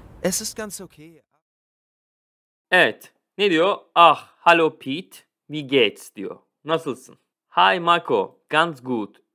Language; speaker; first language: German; non-native, fluent; Turkish